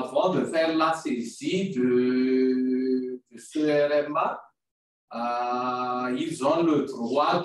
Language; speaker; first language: French; non-native, local second language; Malagasy